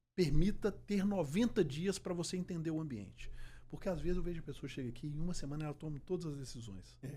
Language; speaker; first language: Portuguese; native; Portuguese